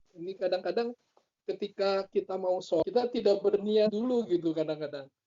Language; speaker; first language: Indonesian; native; Indonesian